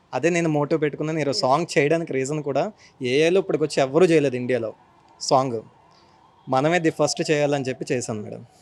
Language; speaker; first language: Telugu; native; Telugu